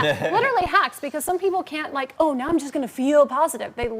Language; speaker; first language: English; native; English